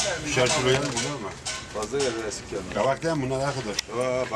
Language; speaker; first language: Turkish; native; Turkish